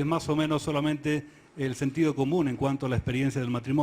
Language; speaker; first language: Spanish; native; Spanish